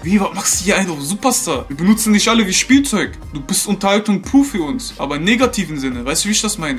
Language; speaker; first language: German; native; German